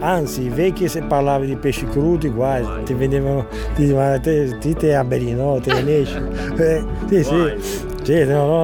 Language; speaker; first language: Italian; native; Italian